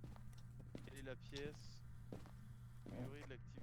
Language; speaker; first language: French; native; French